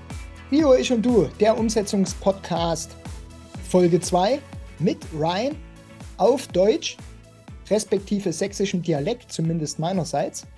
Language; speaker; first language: German; native; German